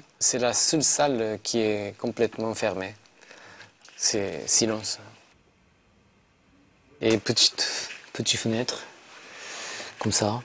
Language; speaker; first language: French; non-native, learner; Japanese